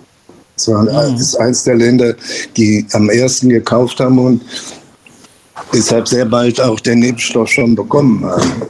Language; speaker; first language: German; non-native, fluent; Spanish